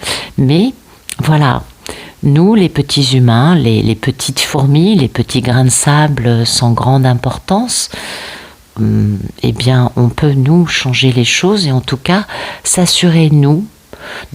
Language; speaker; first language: French; native; French